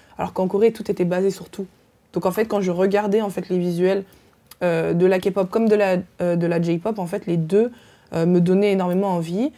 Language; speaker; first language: French; native; French